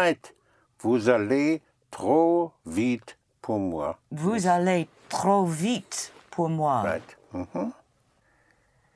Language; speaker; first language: French; non-native, fluent; English